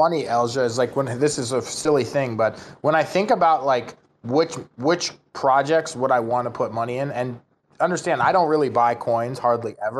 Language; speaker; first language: English; native; English